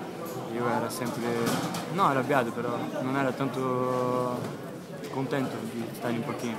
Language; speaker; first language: Italian; non-native, fluent; Portuguese